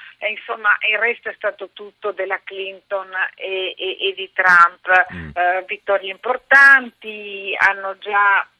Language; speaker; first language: Italian; native; Italian